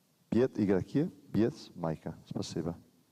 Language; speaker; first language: Russian; non-native, learner; Italian